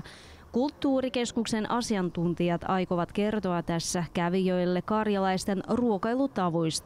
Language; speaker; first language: Finnish; non-native, local second language; Russian